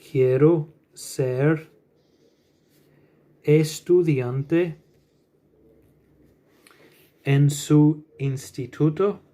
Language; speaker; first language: Spanish; non-native, fluent; English